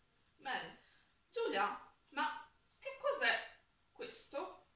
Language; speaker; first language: Italian; non-native, learner; French